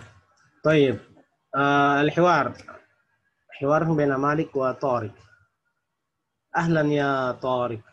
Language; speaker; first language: Arabic; non-native, fluent; Indonesian